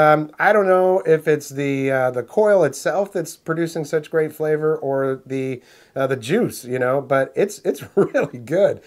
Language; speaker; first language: English; native; English